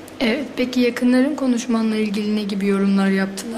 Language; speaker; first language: Turkish; native; Turkish